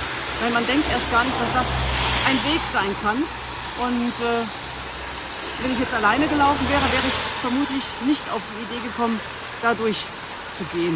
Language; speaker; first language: German; native; German